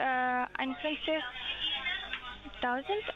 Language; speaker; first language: German; non-native, learner; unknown